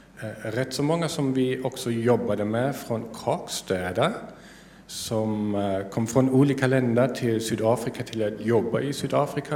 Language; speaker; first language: Swedish; non-native, fluent; German